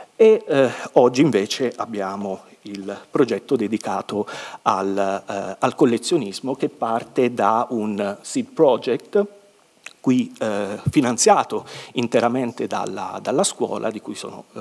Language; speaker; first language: Italian; native; Italian